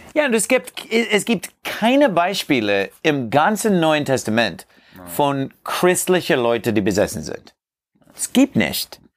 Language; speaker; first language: German; non-native, learner; English